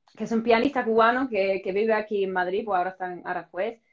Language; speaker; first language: Spanish; non-native, fluent; English